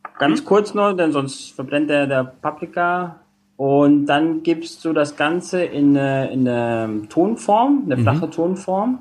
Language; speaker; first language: German; non-native, fluent; Spanish